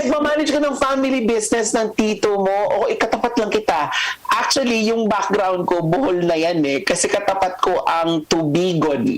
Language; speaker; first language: Filipino; native; Filipino